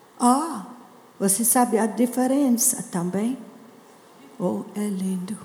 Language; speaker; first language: Portuguese; non-native, learner; English